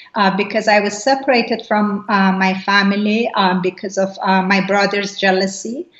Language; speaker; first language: English; non-native, fluent; Persian